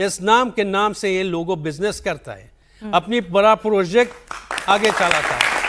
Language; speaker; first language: Hindi; non-native, fluent; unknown